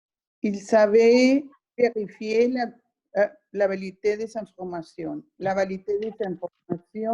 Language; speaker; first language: French; non-native, learner; Spanish